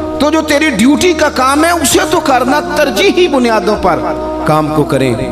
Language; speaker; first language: Urdu; non-native, local second language; Punjabi